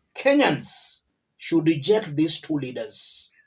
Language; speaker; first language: English; non-native, local second language; Swahili